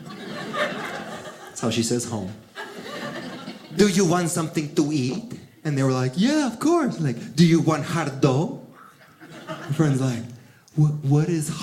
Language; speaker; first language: English; early bilingual, other home language; Spanish